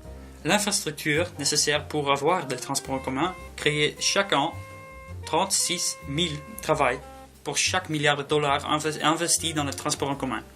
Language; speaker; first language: French; non-native, learner; English